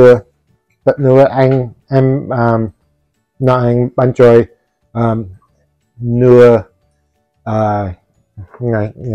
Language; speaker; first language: Vietnamese; non-native, learner; Italian